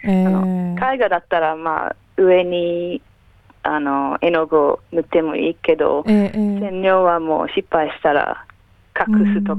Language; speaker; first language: Japanese; non-native, fluent; English